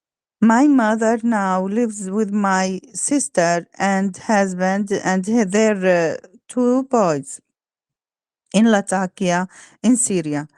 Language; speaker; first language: English; non-native, learner; Arabic